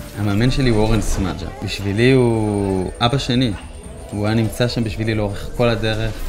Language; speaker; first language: Hebrew; native; Hebrew